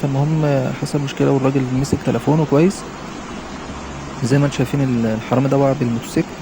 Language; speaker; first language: Arabic; native; Arabic